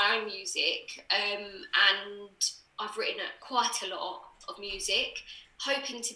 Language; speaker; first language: English; native; English